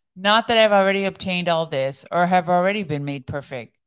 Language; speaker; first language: English; early bilingual, other home language; Persian